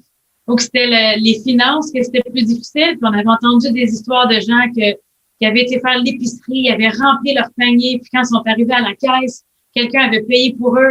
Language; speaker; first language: French; native; French